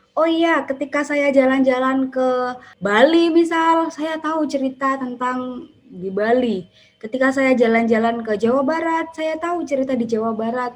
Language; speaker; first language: Indonesian; native; Indonesian